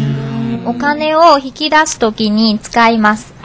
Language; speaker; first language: Japanese; non-native, learner; Chinese